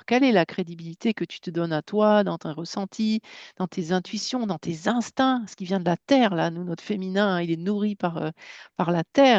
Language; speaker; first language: French; native; French